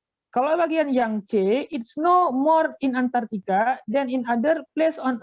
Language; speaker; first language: English; non-native, fluent; Indonesian